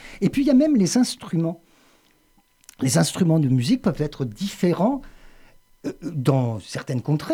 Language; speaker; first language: French; native; French